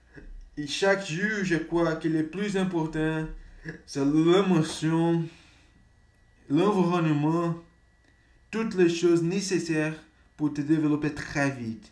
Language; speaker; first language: French; non-native, learner; Portuguese